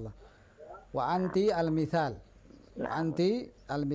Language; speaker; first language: Arabic; non-native, fluent; Indonesian